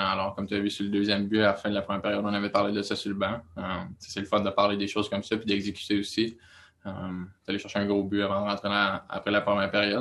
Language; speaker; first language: French; native; French